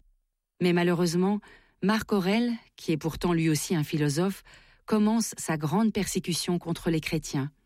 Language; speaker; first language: French; native; French